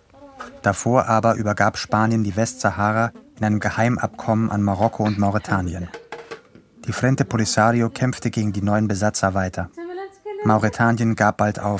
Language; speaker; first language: German; native; German